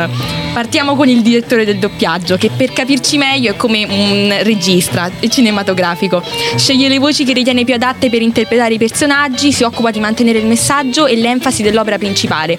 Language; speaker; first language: Italian; native; Italian